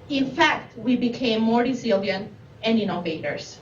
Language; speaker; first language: English; non-native, fluent; Albanian